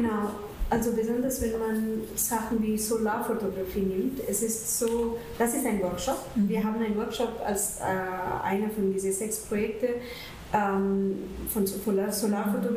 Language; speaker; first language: German; non-native, fluent; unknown